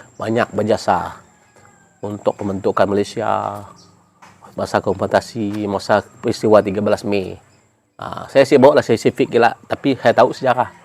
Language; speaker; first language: Malay; non-native, local second language; Iban